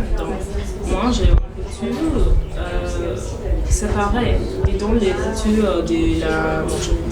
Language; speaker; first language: French; non-native, learner; English